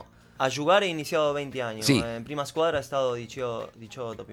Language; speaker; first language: Italian; non-native, learner; Spanish